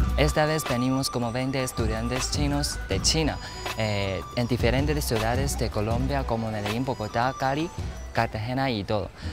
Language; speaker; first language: Spanish; non-native, fluent; Chinese